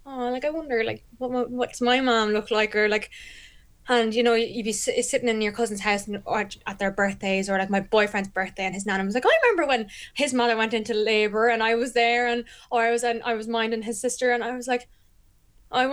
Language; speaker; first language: English; native; English